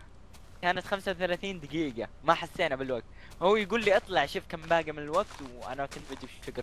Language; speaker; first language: Arabic; native; Arabic